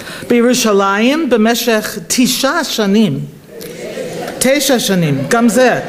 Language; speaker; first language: Hebrew; non-native, fluent; English